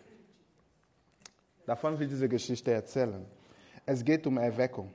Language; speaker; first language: German; non-native, fluent; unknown